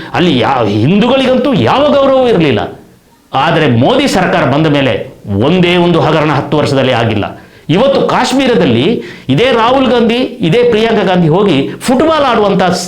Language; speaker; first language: Kannada; non-native, local second language; Kodava